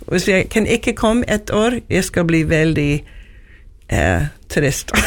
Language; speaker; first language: Norwegian; non-native, learner; English